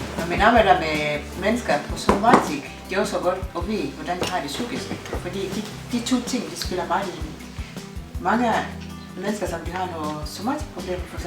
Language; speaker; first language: Danish; non-native, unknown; Swahili